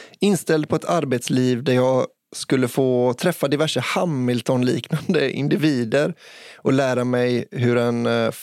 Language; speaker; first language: Swedish; native; Swedish